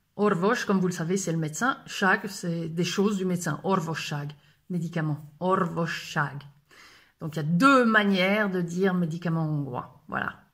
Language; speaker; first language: French; native; French